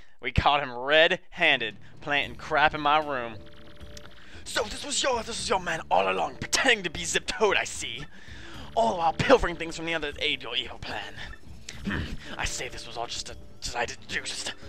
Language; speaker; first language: English; native; English